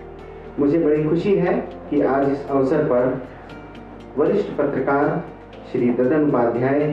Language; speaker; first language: Hindi; native; Hindi